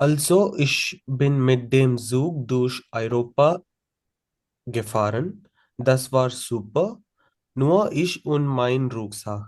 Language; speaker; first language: German; non-native, learner; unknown